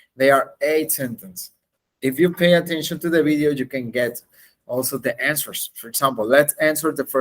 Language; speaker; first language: English; non-native, learner; Spanish